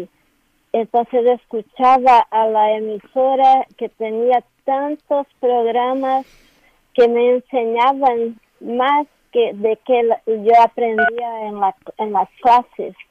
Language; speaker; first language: Spanish; non-native, learner; Portuguese